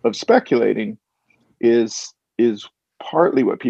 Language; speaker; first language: English; native; English